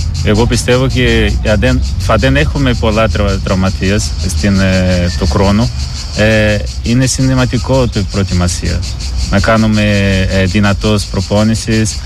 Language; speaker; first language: Greek; non-native, learner; Portuguese